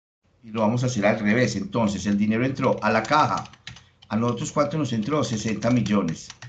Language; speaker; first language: Spanish; native; Spanish